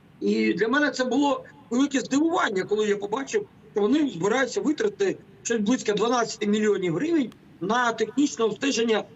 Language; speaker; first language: Ukrainian; native; Ukrainian